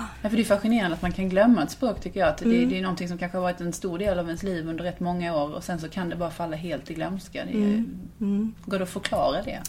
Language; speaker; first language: Swedish; native; Swedish